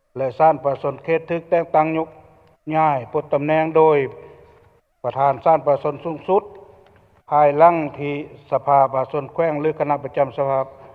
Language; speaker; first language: Lao; native; Lao